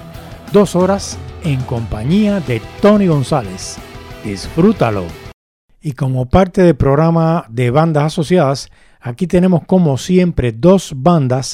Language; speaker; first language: Spanish; native; Spanish